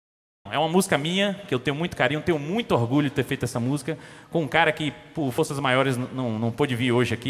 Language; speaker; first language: Portuguese; native; Portuguese